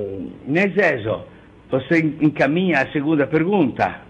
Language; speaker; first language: Portuguese; non-native, fluent; Italian